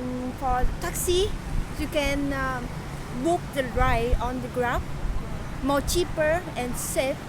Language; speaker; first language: English; non-native, learner; Vietnamese